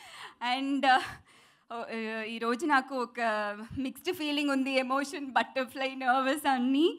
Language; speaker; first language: Telugu; non-native, learner; Tamil